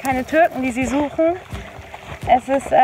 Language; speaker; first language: German; native; German